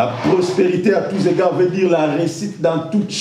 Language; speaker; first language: French; non-native, local second language; Lingala